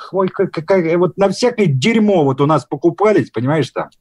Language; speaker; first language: Russian; native; Russian